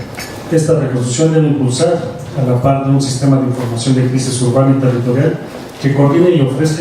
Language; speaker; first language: Spanish; native; Spanish